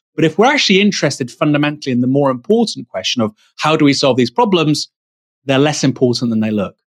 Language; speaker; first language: English; native; English